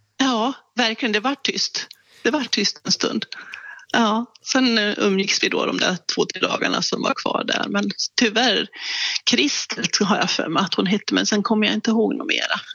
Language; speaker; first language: Swedish; native; Swedish